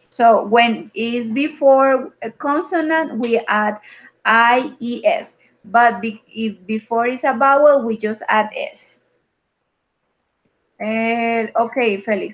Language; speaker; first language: English; non-native, fluent; Spanish